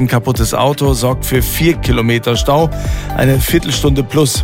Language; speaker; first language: German; native; German